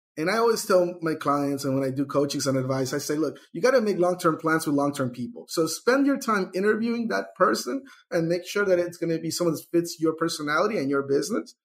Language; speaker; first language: English; early bilingual, other home language; Spanish